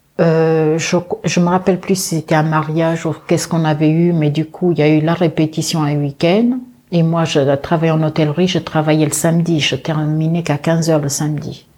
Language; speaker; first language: French; early bilingual, other home language; Portuguese